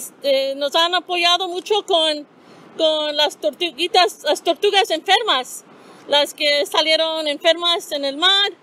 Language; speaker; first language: Spanish; early bilingual, other home language; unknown